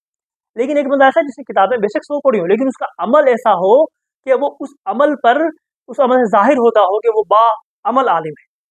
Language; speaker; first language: Urdu; native; Urdu